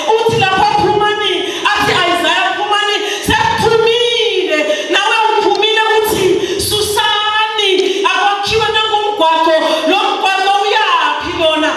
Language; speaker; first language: Zulu; non-native, local second language; Swati